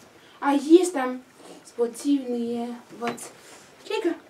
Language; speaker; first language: Russian; non-native, learner; Chinese